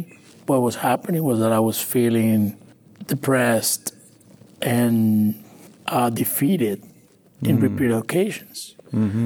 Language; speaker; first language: English; non-native, fluent; Spanish